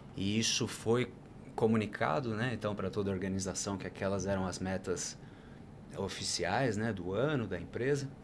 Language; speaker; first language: Portuguese; native; Portuguese